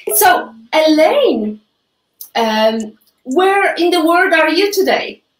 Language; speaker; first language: English; non-native, fluent; Polish